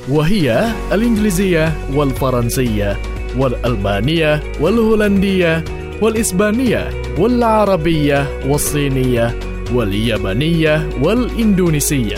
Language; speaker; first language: Arabic; non-native, fluent; Indonesian